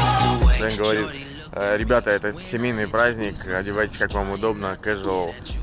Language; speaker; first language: Russian; native; Russian